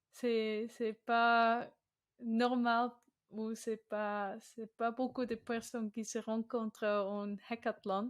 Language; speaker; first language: French; non-native, learner; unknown